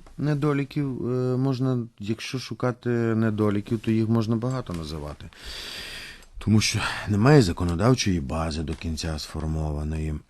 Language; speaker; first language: Ukrainian; native; Ukrainian